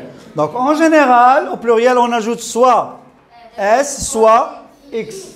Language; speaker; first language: French; non-native, local second language; Arabic